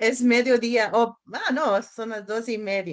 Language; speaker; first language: Spanish; early bilingual, heritage; Spanish